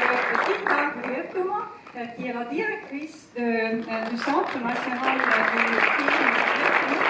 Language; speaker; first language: French; non-native, fluent; Estonian